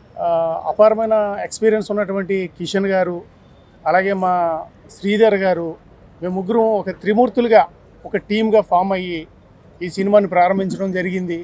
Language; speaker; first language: Telugu; native; Telugu